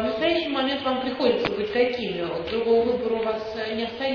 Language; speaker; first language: Russian; native; Russian